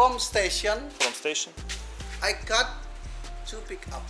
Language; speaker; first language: English; non-native, learner; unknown